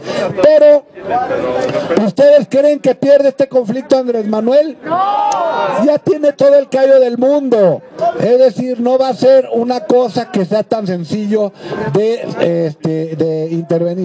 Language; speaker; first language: Spanish; native; Spanish